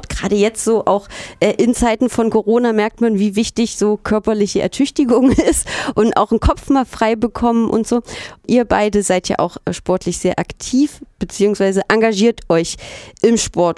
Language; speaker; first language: German; native; German